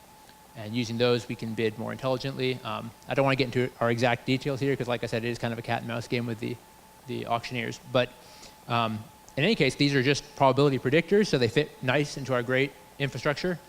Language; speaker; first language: English; native; English